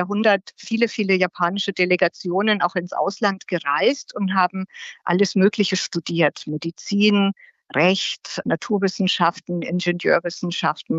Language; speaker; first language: German; native; German